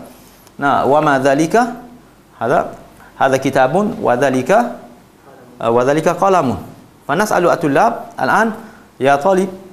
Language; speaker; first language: Arabic; non-native, fluent; Malay